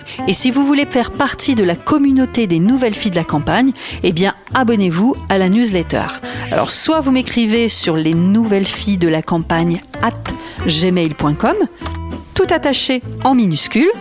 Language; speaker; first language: French; native; French